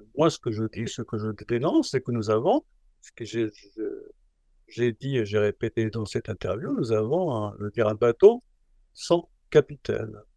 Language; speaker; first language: French; non-native, local second language; Arabic